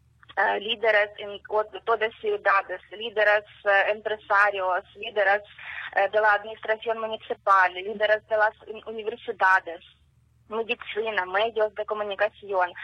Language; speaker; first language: Spanish; non-native, learner; Ukrainian